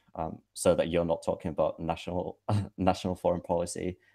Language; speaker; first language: English; non-native, fluent; Finnish